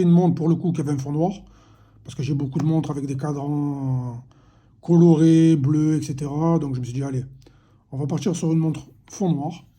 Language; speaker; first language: French; native; French